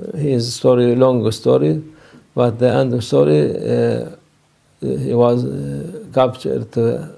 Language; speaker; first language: English; non-native, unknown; Turkish